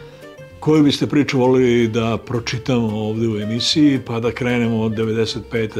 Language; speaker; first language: Bosnian; native; Bosnian